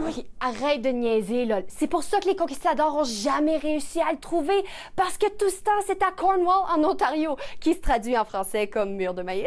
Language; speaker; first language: French; native; French